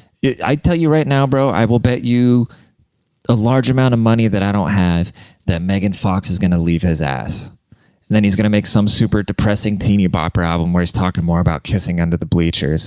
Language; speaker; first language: English; native; English